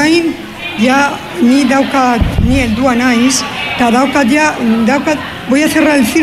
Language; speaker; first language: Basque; non-native, local second language; Spanish